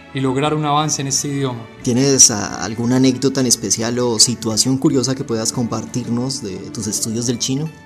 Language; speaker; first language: Spanish; native; Spanish